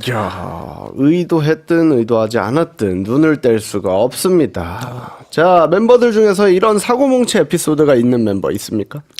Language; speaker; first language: Korean; native; Korean